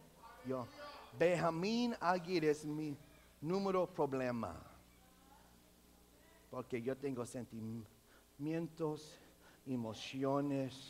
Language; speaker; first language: Spanish; non-native, local second language; English